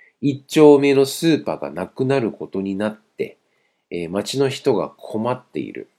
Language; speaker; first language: Japanese; non-native, fluent; Chinese